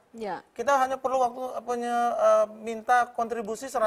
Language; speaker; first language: Indonesian; native; Indonesian